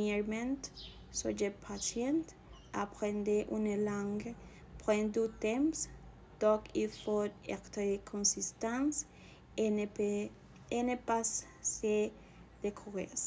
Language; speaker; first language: French; non-native, learner; Spanish